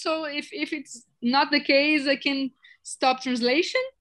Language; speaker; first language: English; non-native, fluent; Portuguese